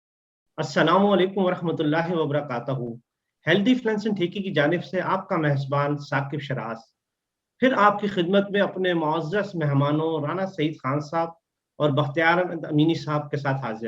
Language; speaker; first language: Urdu; native; Urdu